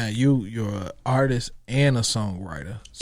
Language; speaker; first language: English; native; English